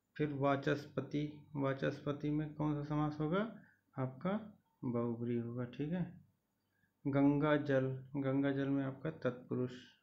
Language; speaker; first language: Hindi; native; Hindi